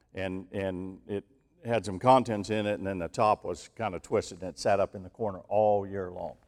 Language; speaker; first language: English; native; English